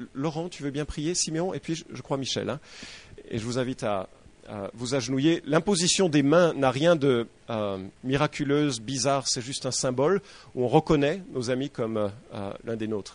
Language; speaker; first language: French; native; French